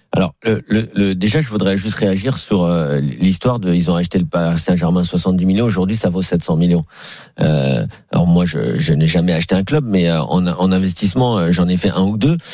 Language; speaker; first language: French; native; French